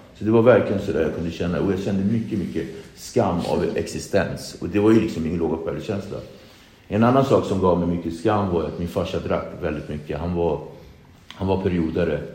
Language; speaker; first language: Swedish; early bilingual, other home language; Kabuverdianu